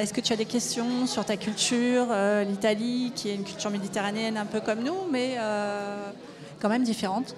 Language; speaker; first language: French; native; French